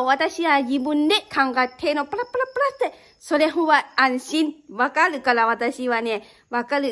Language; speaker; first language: Japanese; non-native, learner; Lao